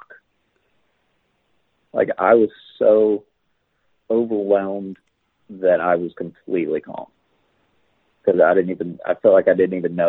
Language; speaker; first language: English; native; English